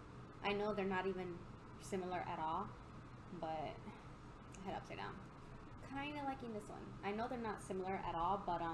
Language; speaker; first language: English; native; English